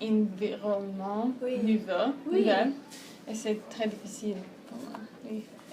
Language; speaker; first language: French; non-native, learner; Persian